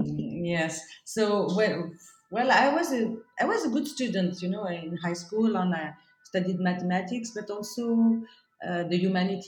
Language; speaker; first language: English; non-native, fluent; French